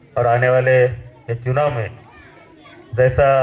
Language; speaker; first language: Hindi; non-native, local second language; Marathi